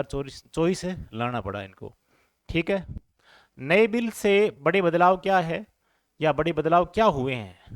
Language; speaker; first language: Hindi; native; Hindi